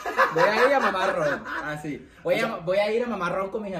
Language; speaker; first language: Spanish; native; Spanish